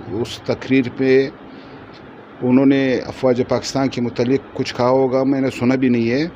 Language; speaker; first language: Urdu; non-native, local second language; Pashto